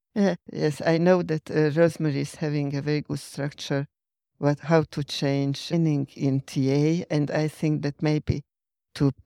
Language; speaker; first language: English; non-native, fluent; Hungarian